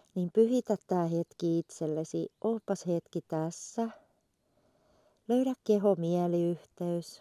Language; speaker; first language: Finnish; native; Finnish